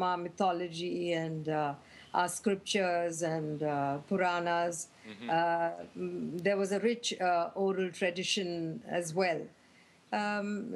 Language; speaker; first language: English; non-native, local second language; Tamil